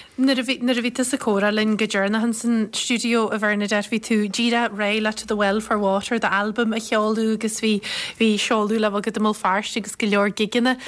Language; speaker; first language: Irish; native; Irish